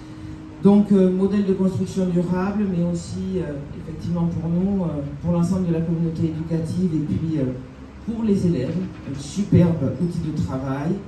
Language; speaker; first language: French; native; French